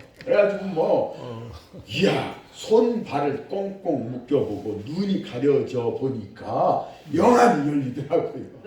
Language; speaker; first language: Korean; native; Korean